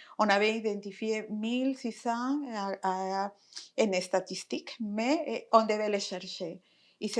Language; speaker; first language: French; non-native, fluent; Spanish